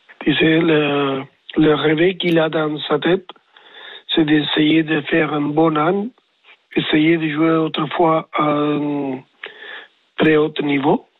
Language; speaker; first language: French; non-native, learner; Spanish